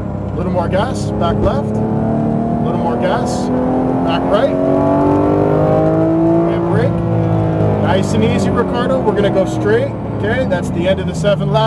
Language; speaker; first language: English; native; English